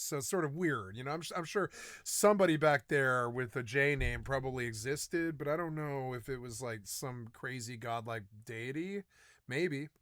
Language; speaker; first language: English; native; English